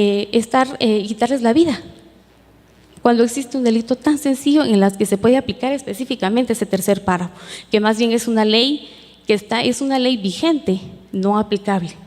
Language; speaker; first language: Spanish; native; Spanish